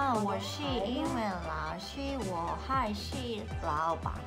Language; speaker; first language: Chinese; non-native, learner; Japanese